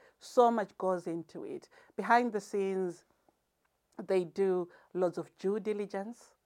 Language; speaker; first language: English; non-native, local second language; Shona